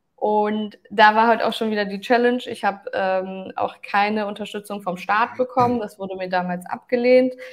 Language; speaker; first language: German; early bilingual, other home language; Turkish